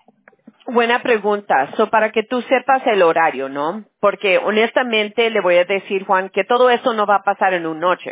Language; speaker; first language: Spanish; early bilingual, heritage; Spanish